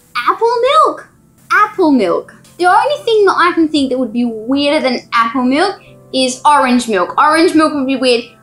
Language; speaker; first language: English; native; English